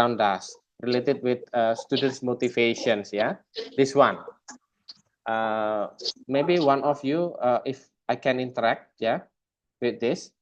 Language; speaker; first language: English; non-native, fluent; Indonesian